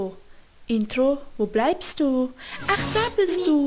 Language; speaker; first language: German; non-native, learner; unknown